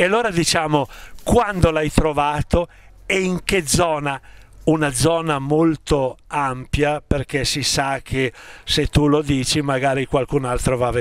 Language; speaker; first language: Italian; native; Italian